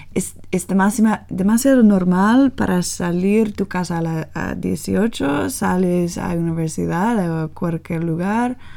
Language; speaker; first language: Spanish; non-native, learner; English